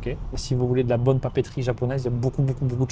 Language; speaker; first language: French; native; French